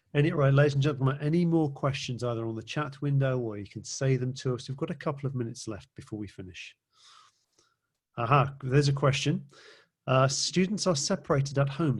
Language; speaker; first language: English; native; English